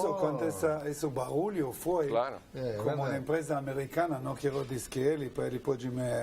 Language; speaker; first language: Portuguese; non-native, learner; Hebrew